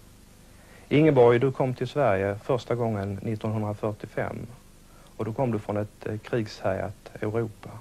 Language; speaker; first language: Swedish; native; Swedish